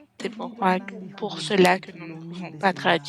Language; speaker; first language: French; non-native, fluent; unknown